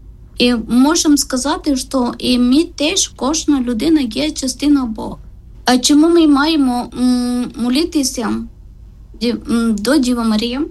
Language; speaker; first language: Ukrainian; non-native, learner; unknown